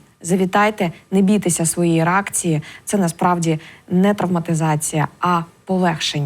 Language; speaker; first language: Ukrainian; native; Ukrainian